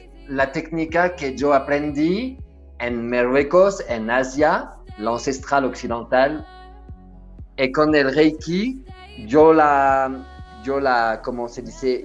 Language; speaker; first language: Spanish; non-native, learner; French